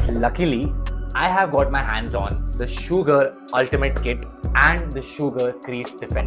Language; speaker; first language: English; non-native, local second language; Hindi